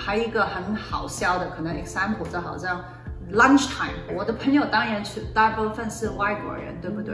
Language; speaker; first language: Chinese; early bilingual, other home language; Cantonese